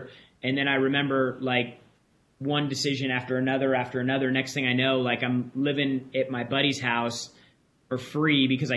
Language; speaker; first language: English; native; English